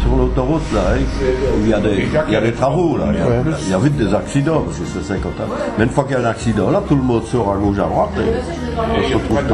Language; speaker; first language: French; native; French